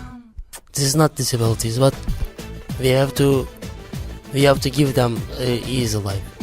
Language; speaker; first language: English; non-native, learner; Turkish